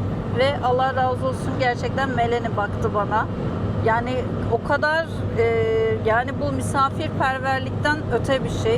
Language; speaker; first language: Turkish; native; Turkish